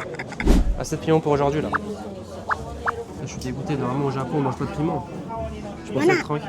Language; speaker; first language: French; native; French